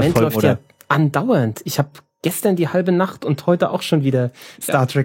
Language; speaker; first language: German; native; German